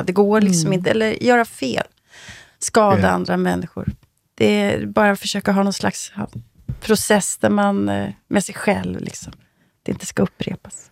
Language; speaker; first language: Swedish; native; Swedish